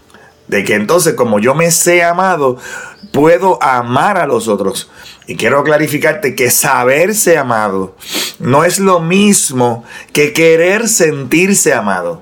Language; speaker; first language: Spanish; native; Spanish